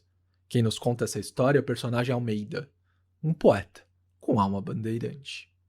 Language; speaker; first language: Portuguese; native; Portuguese